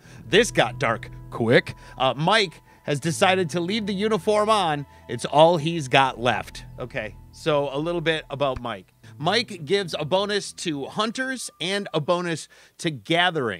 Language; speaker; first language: English; native; English